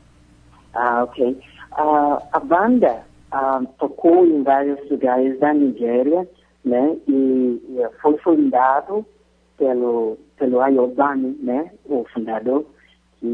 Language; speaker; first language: Portuguese; non-native, fluent; Yoruba